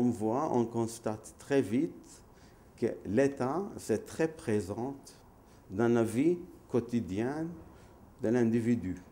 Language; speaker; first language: French; non-native, fluent; Maltese